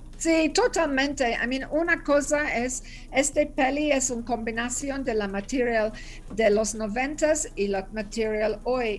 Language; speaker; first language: Spanish; non-native, learner; English